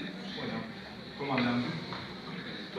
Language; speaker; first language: Spanish; native; Spanish